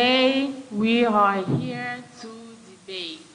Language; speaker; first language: English; non-native, fluent; French